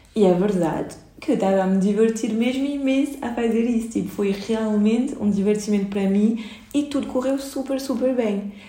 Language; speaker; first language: Portuguese; early bilingual, heritage; Portuguese